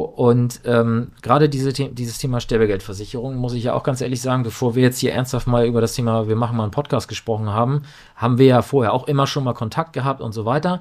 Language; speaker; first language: German; native; German